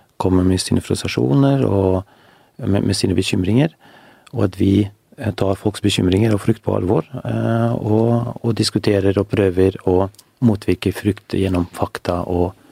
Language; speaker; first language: Norwegian; non-native, fluent; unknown